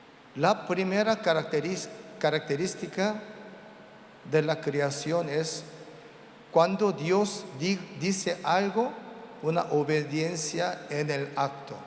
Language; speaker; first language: Spanish; non-native, learner; Korean